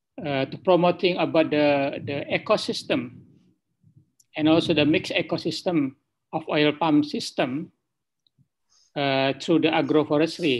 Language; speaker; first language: English; non-native, fluent; Indonesian